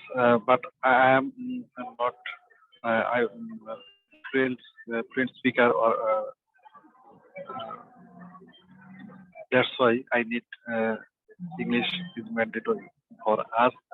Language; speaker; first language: English; non-native, learner; Bangla